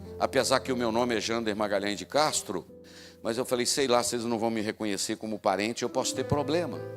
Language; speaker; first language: Portuguese; native; Portuguese